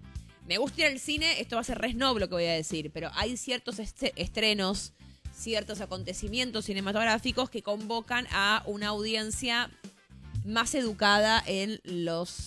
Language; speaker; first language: Spanish; native; Spanish